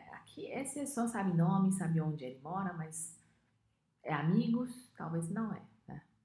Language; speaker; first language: Portuguese; non-native, fluent; Chinese